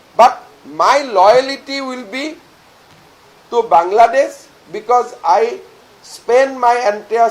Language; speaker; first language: English; non-native, local second language; Assamese